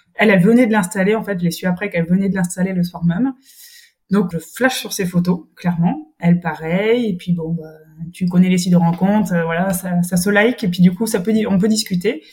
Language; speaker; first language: French; native; French